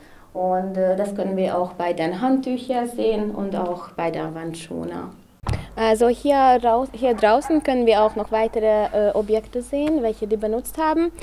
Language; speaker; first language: German; non-native, local second language; Hungarian